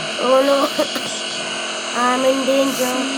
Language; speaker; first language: English; non-native, learner; Hindi